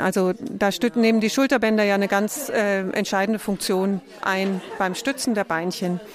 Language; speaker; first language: German; native; German